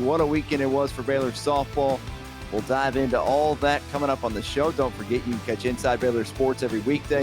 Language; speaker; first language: English; native; English